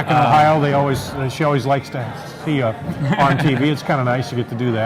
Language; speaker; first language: English; native; English